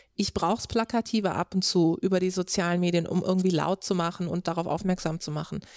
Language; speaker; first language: German; native; German